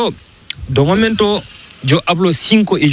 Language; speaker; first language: Spanish; non-native, learner; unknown